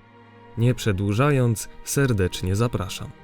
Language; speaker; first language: Polish; native; Polish